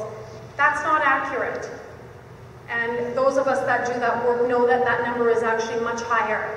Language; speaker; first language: English; native; English